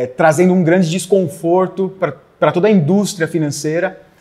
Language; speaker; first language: Portuguese; native; Portuguese